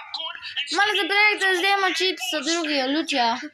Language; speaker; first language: Bulgarian; early bilingual, other home language; Russian